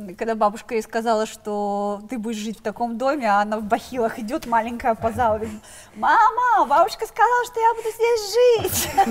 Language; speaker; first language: Russian; native; Russian